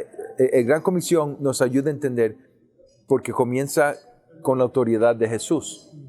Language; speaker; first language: Spanish; early bilingual, heritage; English